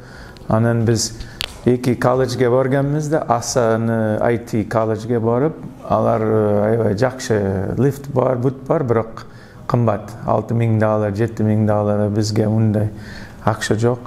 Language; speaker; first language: Kyrgyz; non-native, learner; English